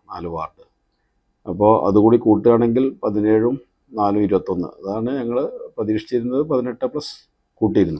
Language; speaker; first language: Malayalam; native; Malayalam